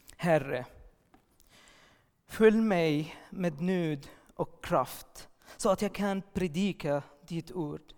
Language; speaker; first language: Swedish; non-native, learner; Arabic